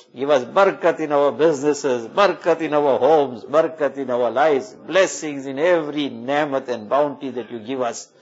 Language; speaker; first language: English; native; English